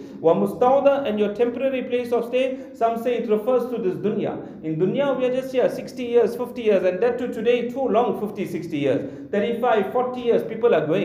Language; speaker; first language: English; non-native, local second language; Urdu